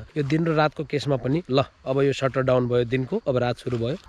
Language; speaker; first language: Nepali; non-native, local second language; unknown